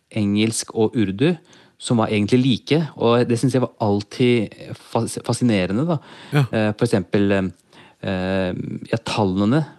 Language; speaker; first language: Norwegian; early bilingual, other home language; Urdu